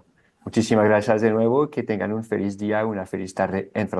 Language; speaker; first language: Spanish; non-native, fluent; French